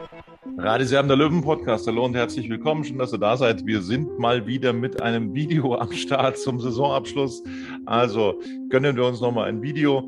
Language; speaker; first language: German; native; German